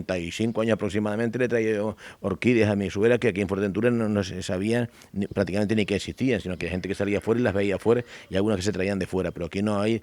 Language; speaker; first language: Spanish; native; Spanish